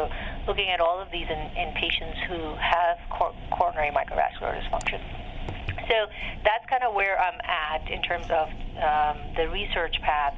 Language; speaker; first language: English; non-native, local second language; Urdu